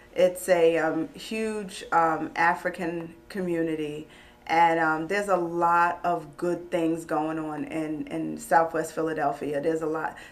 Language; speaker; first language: English; native; English